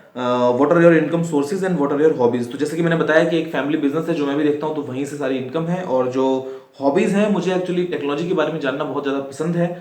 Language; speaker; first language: Hindi; native; Hindi